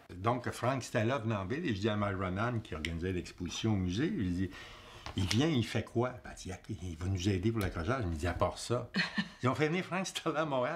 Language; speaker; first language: French; native; French